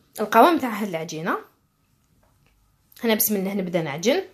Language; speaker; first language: Arabic; native; Arabic